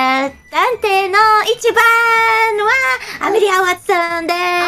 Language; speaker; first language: Japanese; non-native, learner; English